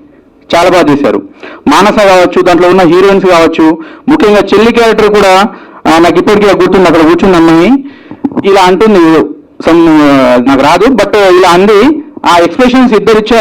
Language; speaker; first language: Telugu; native; Telugu